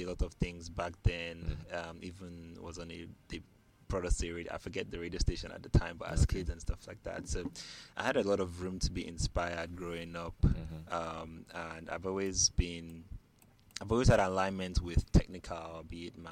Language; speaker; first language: English; non-native, local second language; Igbo